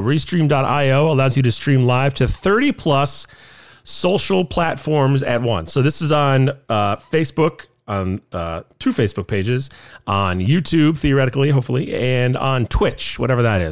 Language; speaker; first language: English; native; English